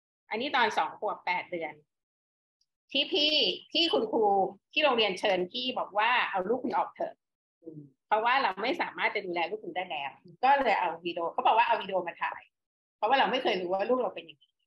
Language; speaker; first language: Thai; native; Thai